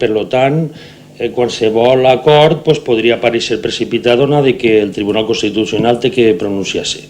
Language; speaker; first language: Catalan; native; Catalan